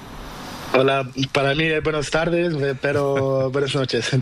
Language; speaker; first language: Spanish; non-native, learner; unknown